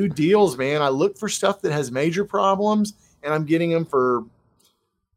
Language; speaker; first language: English; native; English